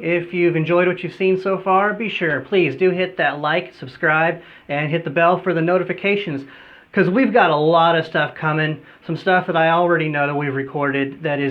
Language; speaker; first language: English; native; English